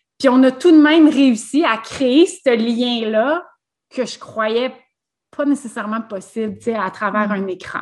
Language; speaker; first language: French; native; French